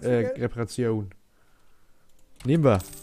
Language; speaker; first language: German; native; German